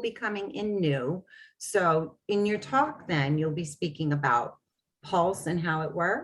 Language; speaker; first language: English; native; English